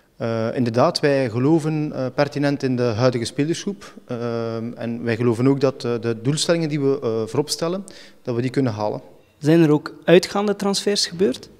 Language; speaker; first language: Dutch; native; Dutch